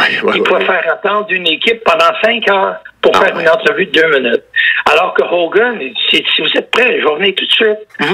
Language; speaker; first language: French; native; French